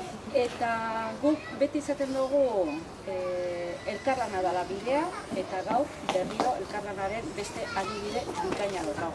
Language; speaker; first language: Basque; native; Basque